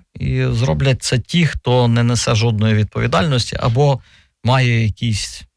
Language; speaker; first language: Ukrainian; native; Ukrainian